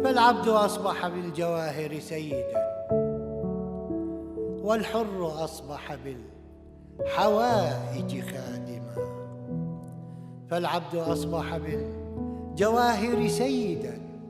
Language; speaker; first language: Arabic; native; Arabic